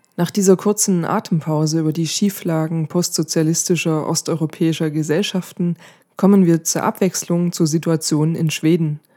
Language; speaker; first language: German; native; German